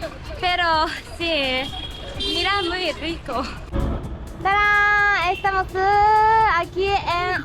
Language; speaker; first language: Spanish; non-native, learner; Japanese